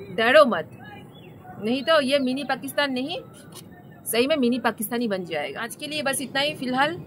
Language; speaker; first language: Hindi; non-native, local second language; Bangla